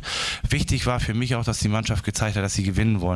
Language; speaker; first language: German; native; German